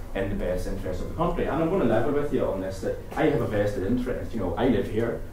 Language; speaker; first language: English; native; English